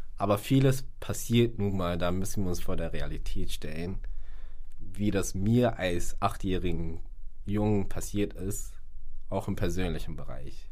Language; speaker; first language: German; early bilingual, other home language; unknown